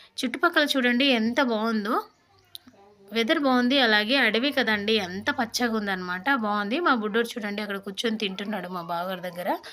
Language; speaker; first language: Telugu; non-native, local second language; Lambadi